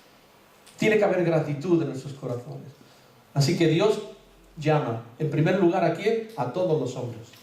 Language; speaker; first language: Spanish; native; Spanish